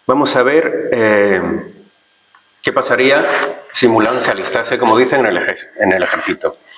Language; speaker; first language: Spanish; native; Spanish